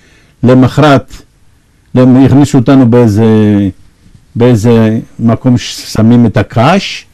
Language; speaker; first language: Hebrew; non-native, fluent; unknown